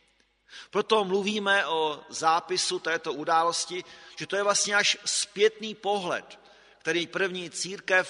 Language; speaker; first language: Czech; native; Czech